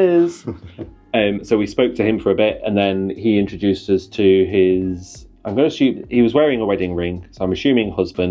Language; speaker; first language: English; native; English